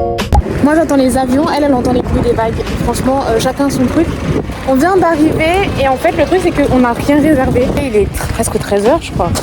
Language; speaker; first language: French; native; French